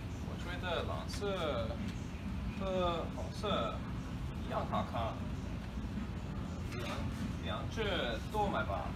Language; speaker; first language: Chinese; non-native, learner; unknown